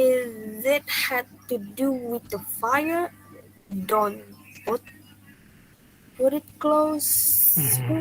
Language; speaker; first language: English; non-native, learner; Indonesian